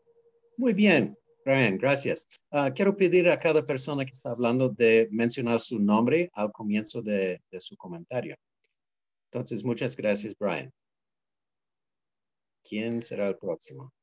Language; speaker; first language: Spanish; non-native, fluent; English